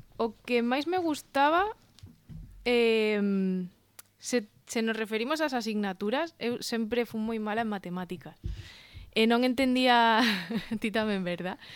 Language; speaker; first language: Galician; non-native, local second language; Spanish